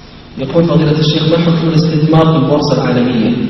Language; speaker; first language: Arabic; native; Arabic